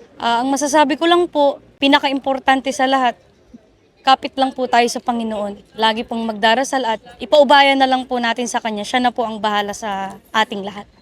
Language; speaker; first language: Filipino; native; Filipino